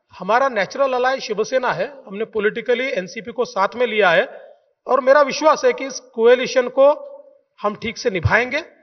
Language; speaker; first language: Hindi; non-native, local second language; Marathi